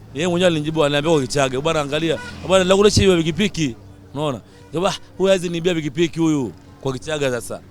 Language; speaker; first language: Swahili; non-native, local second language; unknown